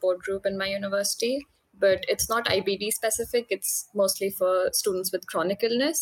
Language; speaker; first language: English; non-native, local second language; Hindi